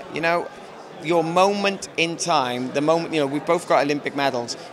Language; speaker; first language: English; native; English